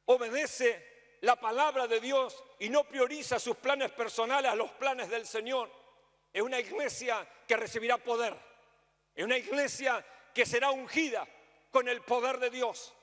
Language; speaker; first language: Spanish; native; Spanish